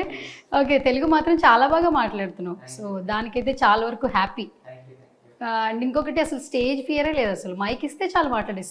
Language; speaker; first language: Telugu; native; Telugu